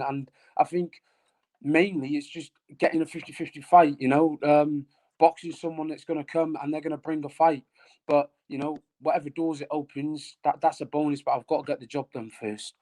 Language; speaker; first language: English; native; English